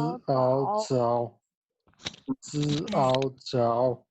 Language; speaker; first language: Chinese; non-native, learner; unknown